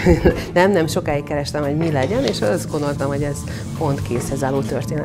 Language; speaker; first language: Hungarian; native; Hungarian